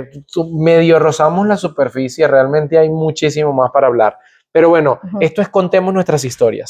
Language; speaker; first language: Spanish; native; Spanish